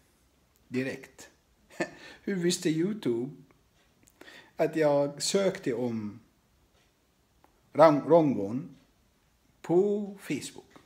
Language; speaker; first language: Swedish; non-native, fluent; Arabic